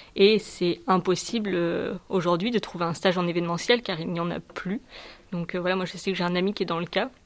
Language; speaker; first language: French; native; French